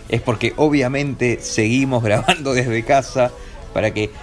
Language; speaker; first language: Spanish; native; Spanish